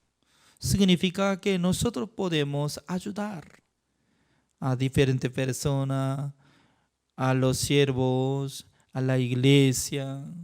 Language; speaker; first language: Spanish; non-native, fluent; Korean